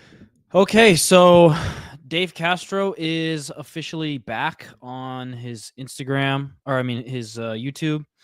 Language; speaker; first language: English; native; English